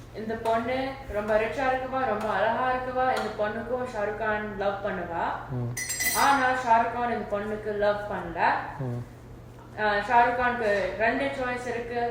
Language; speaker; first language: Tamil; early bilingual, heritage; Tamil